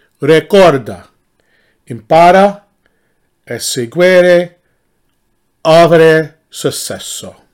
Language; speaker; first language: Italian; non-native, learner; English